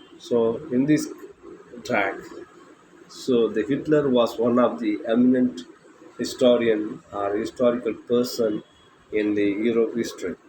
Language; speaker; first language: English; non-native, local second language; Tamil